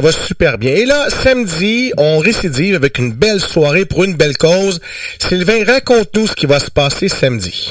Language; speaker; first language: French; native; French